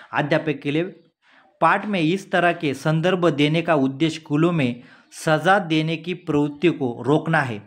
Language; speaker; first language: Hindi; non-native, local second language; Marathi